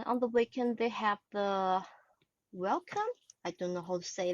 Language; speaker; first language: English; non-native, learner; Chinese